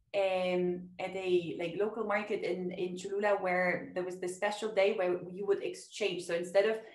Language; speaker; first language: English; non-native, fluent; German